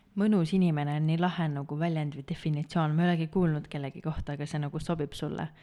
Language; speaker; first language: Estonian; native; Estonian